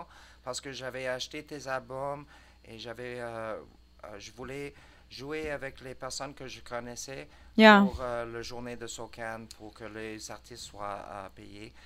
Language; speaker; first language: French; non-native, learner; English